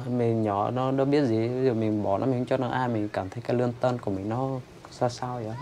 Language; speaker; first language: Vietnamese; non-native, local second language; Iu Mien